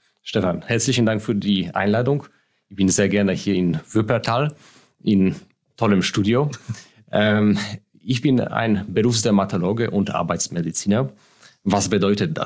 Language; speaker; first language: German; non-native, fluent; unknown